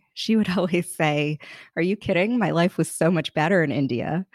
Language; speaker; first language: English; early bilingual, other home language; Hindi